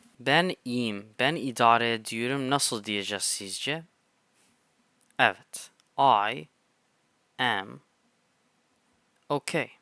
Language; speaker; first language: Turkish; non-native, fluent; English